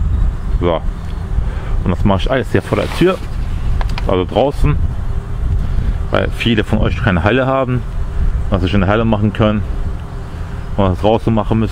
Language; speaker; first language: German; early bilingual, other home language; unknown